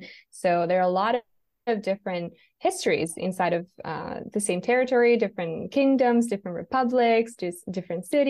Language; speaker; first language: English; non-native, fluent; Italian